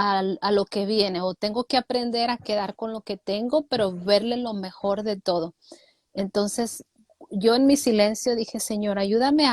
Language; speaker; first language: Spanish; native; Spanish